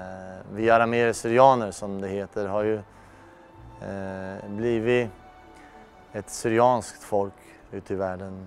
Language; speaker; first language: Swedish; early bilingual, other home language; Turoyo